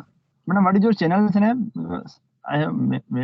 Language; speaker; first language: English; non-native, local second language; Hindi